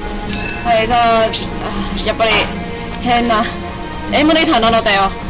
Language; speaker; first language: Japanese; non-native, learner; Cantonese